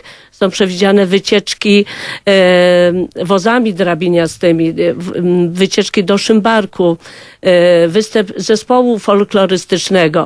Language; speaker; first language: Polish; non-native, local second language; Kashubian